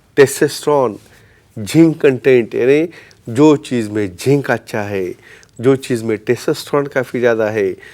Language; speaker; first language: Hindi; non-native, local second language; Marathi